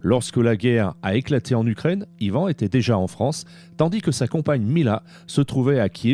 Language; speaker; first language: French; native; French